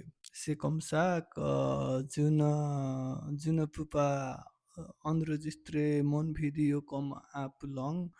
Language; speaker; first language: French; non-native, learner; Nepali